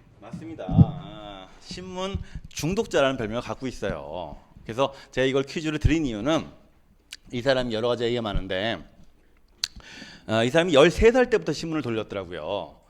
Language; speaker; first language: Korean; native; Korean